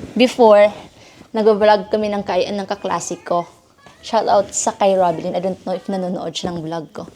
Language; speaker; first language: Filipino; non-native, local second language; Hiligaynon